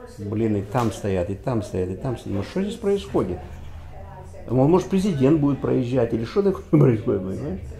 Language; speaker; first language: Russian; native; Russian